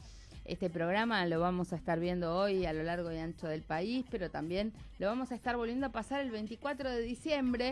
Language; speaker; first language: Spanish; native; Spanish